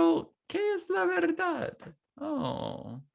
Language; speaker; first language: Spanish; non-native, fluent; English